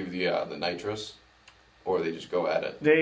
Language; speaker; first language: English; native; English